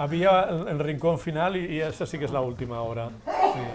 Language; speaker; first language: Spanish; native; Spanish